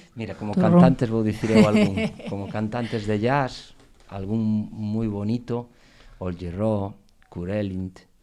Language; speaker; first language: Galician; non-native, local second language; Spanish